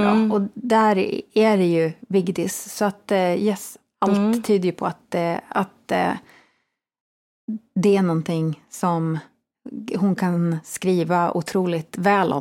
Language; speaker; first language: Swedish; native; Swedish